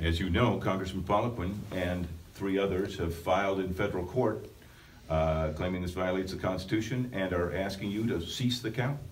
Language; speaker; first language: English; native; English